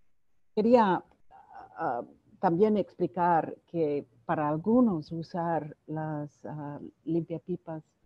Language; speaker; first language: Spanish; non-native, fluent; English